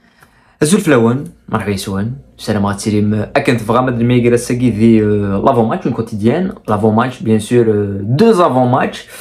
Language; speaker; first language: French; non-native, local second language; Kabyle